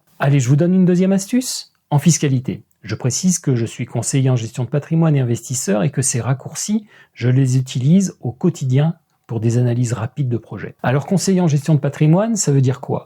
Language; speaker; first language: French; native; French